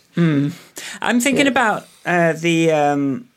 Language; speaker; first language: English; native; English